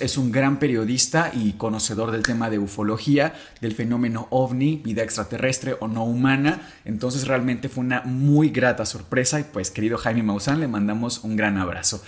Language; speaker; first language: Spanish; native; Spanish